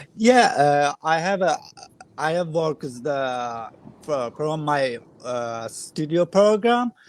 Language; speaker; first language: English; non-native, learner; Kurdish